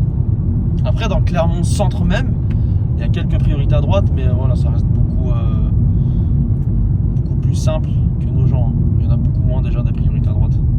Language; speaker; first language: French; native; French